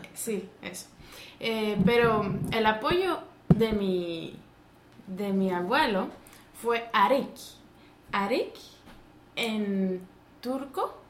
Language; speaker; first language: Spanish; non-native, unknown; Greek